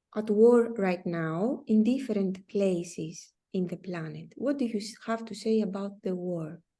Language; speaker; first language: English; non-native, fluent; Greek